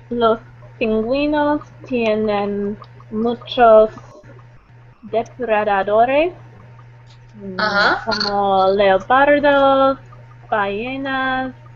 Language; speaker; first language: Spanish; non-native, learner; English